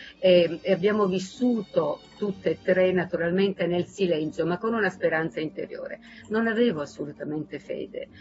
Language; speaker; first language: Italian; native; Italian